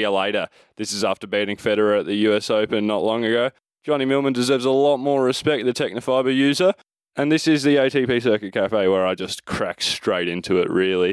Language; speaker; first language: English; native; English